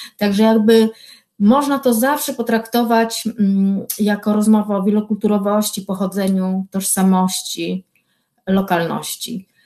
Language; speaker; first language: Polish; native; Polish